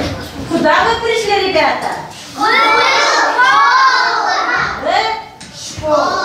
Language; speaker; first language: Russian; non-native, local second language; Kyrgyz